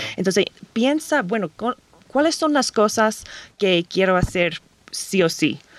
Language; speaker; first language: Spanish; non-native, fluent; English